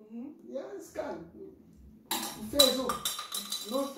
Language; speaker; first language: German; non-native, fluent; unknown